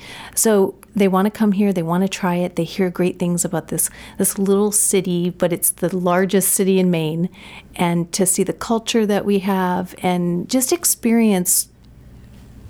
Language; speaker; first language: English; native; English